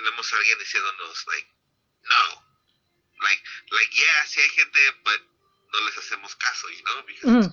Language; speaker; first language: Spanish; early bilingual, heritage; Spanish